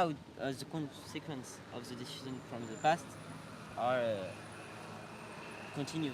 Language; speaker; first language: English; non-native, learner; French